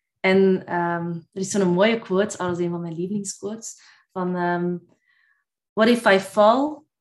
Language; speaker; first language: Dutch; native; Dutch